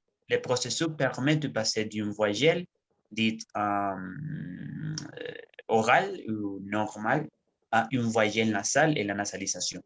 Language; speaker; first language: French; non-native, learner; Spanish